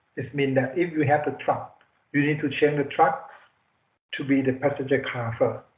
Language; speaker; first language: English; non-native, fluent; Thai